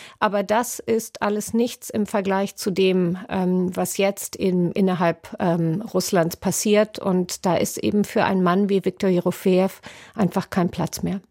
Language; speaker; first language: German; native; German